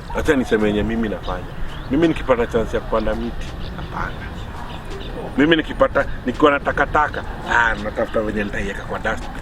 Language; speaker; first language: Swahili; native; Swahili